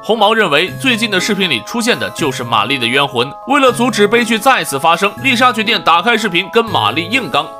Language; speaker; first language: Chinese; native; Chinese